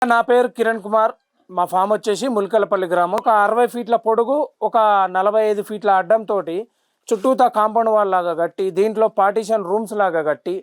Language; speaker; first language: Telugu; native; Telugu